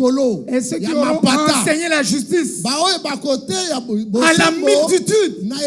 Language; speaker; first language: French; non-native, local second language; Lingala